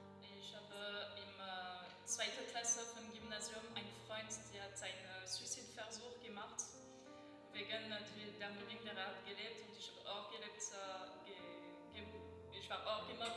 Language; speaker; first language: German; non-native, learner; French